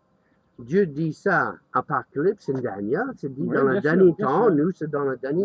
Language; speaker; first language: French; non-native, learner; English